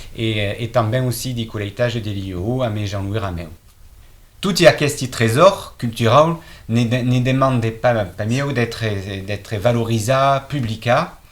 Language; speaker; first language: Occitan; native; Occitan